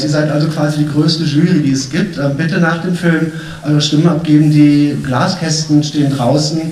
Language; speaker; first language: German; native; German